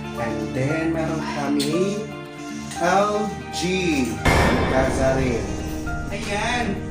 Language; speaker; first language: Filipino; non-native, local second language; Waray